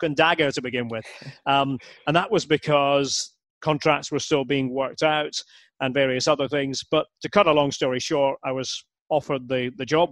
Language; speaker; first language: English; native; English